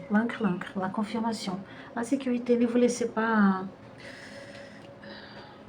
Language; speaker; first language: French; non-native, fluent; Portuguese